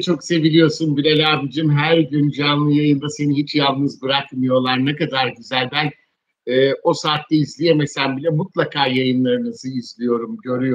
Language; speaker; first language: Turkish; native; Turkish